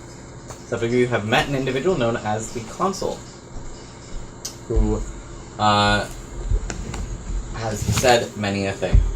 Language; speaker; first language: English; native; English